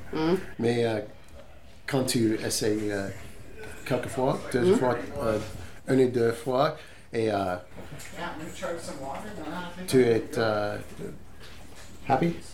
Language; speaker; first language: French; non-native, learner; English